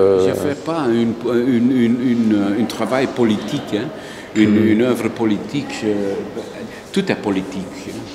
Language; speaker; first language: French; non-native, local second language; Dutch